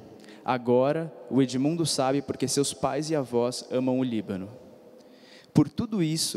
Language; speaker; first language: Portuguese; native; Portuguese